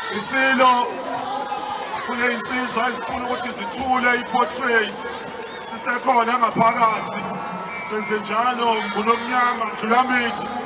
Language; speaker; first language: Zulu; native; Zulu